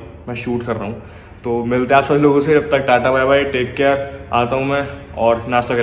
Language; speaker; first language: Hindi; native; Hindi